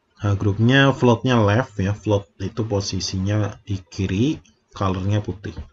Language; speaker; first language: Indonesian; native; Indonesian